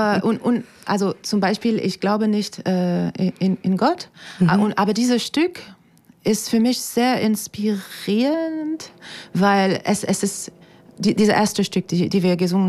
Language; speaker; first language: German; non-native, fluent; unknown